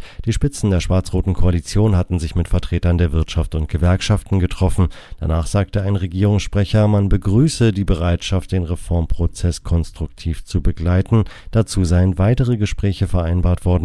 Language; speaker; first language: German; native; German